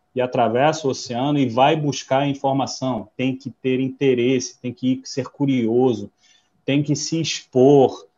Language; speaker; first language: Portuguese; non-native, fluent; English